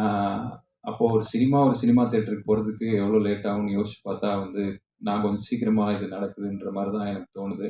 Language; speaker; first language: Tamil; native; Tamil